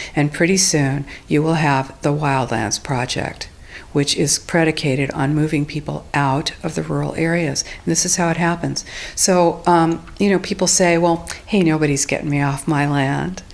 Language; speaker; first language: English; native; English